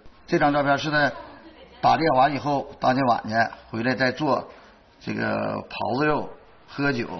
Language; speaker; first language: Chinese; native; Chinese